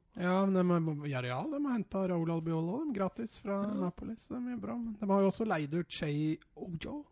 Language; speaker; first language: Norwegian; native; Norwegian